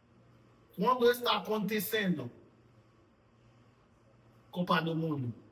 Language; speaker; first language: Portuguese; non-native, fluent; Haitian Creole